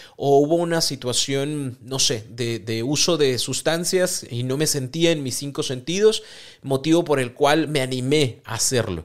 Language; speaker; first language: Spanish; native; Spanish